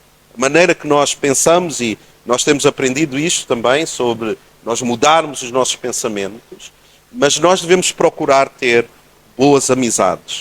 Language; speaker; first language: Portuguese; native; Portuguese